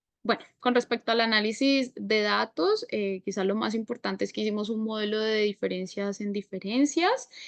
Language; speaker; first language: Spanish; native; Spanish